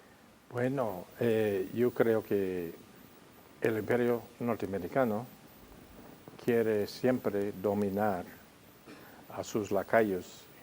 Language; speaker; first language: Spanish; non-native, fluent; English